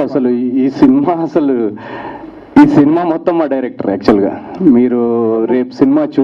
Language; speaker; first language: Telugu; native; Telugu